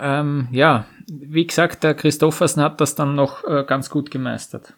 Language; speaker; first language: German; native; German